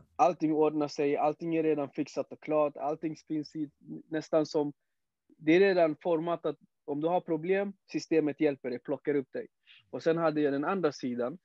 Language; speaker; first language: Swedish; early bilingual, other home language; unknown